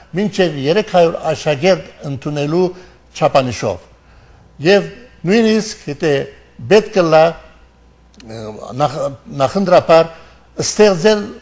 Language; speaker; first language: Armenian; early bilingual, heritage; Armenian